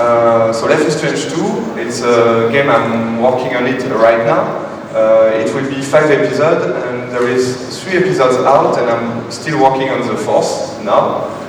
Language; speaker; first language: English; non-native, fluent; French